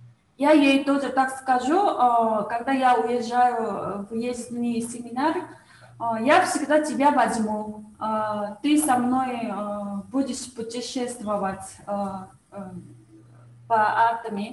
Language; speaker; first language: Russian; non-native, learner; Korean